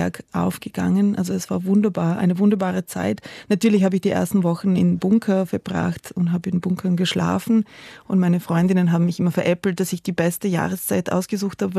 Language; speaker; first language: German; non-native, fluent; Serbian